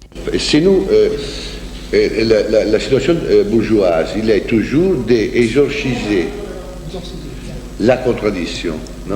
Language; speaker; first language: French; non-native, fluent; Italian